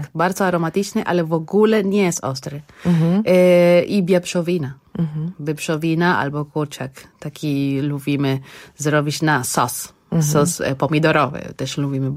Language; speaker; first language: Polish; non-native, learner; Spanish